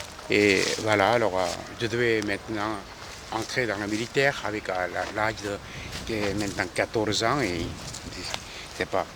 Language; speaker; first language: French; non-native, fluent; Korean